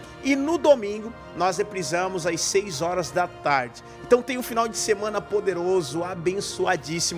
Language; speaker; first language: Portuguese; native; Portuguese